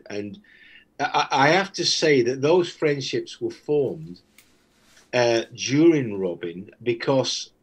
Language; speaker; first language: English; native; English